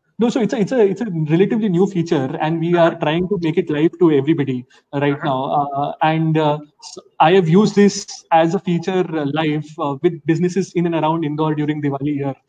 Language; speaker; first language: English; non-native, local second language; Hindi